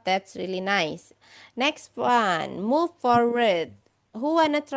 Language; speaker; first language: English; non-native, fluent; Indonesian